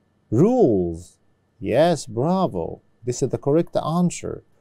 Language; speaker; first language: English; non-native, fluent; Arabic